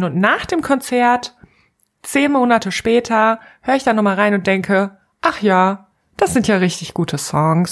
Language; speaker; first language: German; native; German